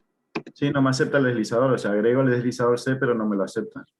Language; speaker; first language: Spanish; native; Spanish